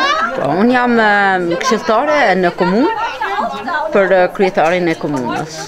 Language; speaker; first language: Albanian; early bilingual, heritage; Albanian